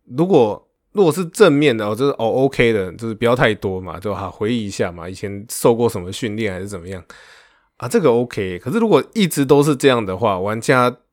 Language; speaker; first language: Chinese; native; Chinese